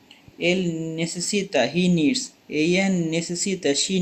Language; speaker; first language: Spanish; non-native, learner; Bangla